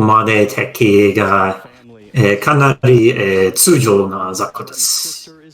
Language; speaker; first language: Japanese; non-native, fluent; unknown